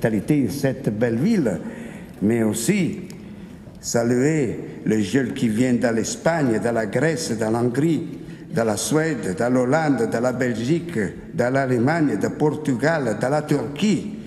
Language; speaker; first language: French; non-native, fluent; Italian